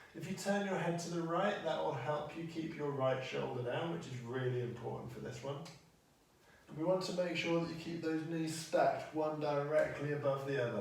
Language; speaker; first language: English; native; English